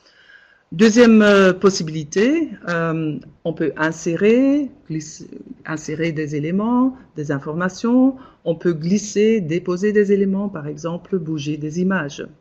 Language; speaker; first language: French; non-native, local second language; Dutch